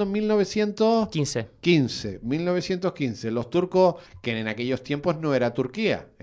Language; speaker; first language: Spanish; native; Spanish